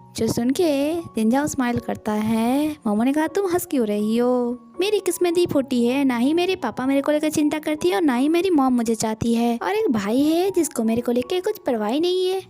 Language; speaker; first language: Hindi; non-native, local second language; Bangla